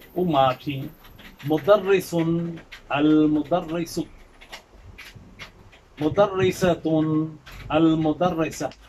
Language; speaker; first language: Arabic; non-native, fluent; Burmese